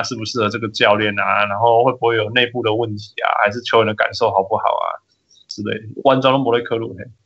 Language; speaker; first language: Chinese; native; Chinese